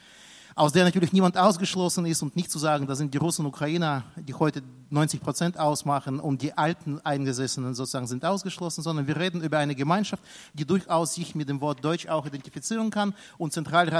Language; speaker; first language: German; non-native, fluent; Russian